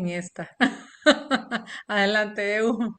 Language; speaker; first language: Spanish; native; Spanish